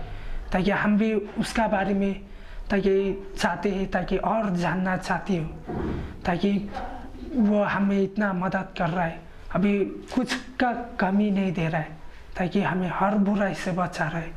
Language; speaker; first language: Hindi; non-native, local second language; Khasi